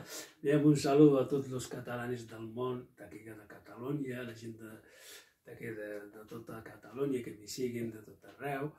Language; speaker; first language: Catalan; non-native, local second language; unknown